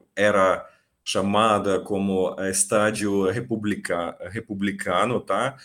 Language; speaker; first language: Portuguese; non-native, fluent; Ukrainian